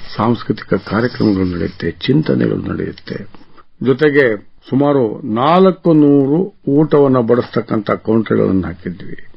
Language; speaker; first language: Kannada; native; Kannada